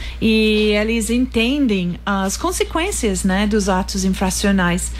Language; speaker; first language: Portuguese; non-native, fluent; English